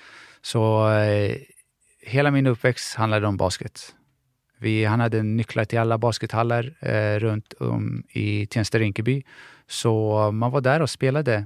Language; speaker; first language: Swedish; early bilingual, other home language; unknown